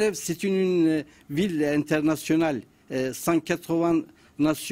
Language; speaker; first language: French; non-native, learner; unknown